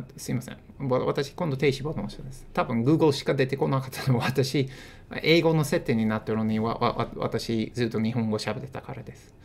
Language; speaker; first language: Japanese; non-native, fluent; English